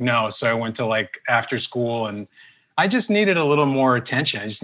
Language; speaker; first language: English; early bilingual, other home language; Spanish